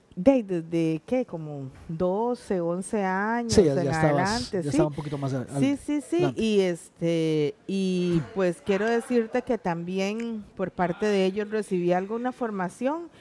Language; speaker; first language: Spanish; native; Spanish